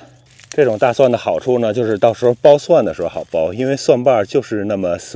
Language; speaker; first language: Chinese; native; Chinese